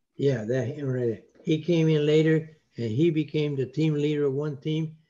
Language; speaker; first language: English; non-native, fluent; Spanish